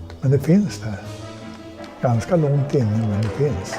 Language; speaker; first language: Swedish; native; Swedish